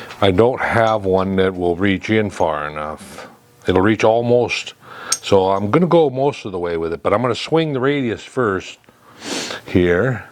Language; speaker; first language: English; native; English